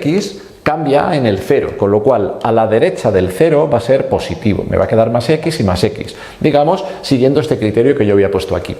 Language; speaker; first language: Spanish; native; Spanish